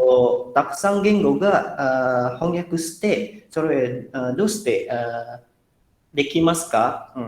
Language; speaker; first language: Japanese; non-native, fluent; Indonesian